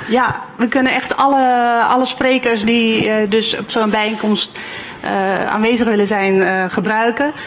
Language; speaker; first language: Dutch; early bilingual, other home language; Turkish